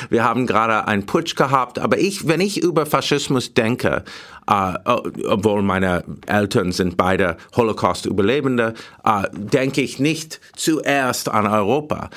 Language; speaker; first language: German; non-native, learner; English